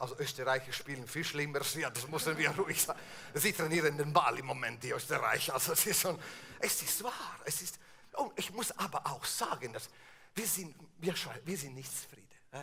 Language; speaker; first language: German; non-native, fluent; Italian